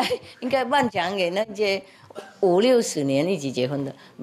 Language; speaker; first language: Chinese; non-native, fluent; Vietnamese